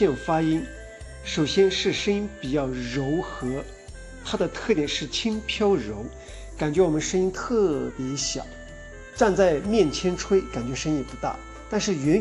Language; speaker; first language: Chinese; native; Chinese